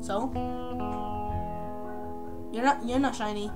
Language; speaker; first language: English; native; English